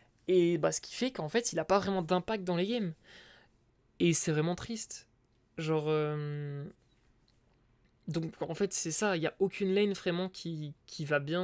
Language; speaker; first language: French; native; French